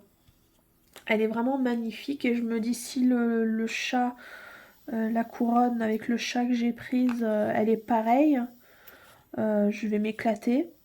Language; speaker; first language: French; native; French